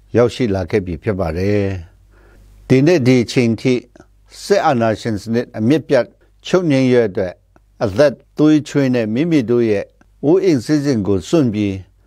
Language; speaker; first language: Burmese; non-native, local second language; Kachin